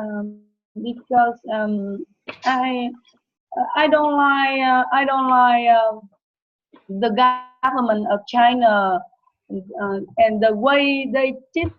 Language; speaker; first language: English; non-native, learner; Vietnamese